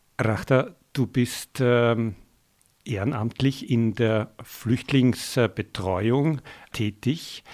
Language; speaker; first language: German; native; German